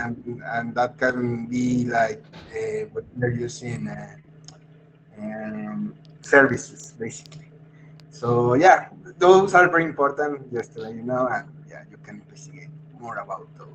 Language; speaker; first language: English; non-native, fluent; Spanish